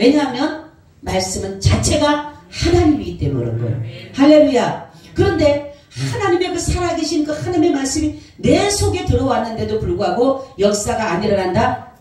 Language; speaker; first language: Korean; native; Korean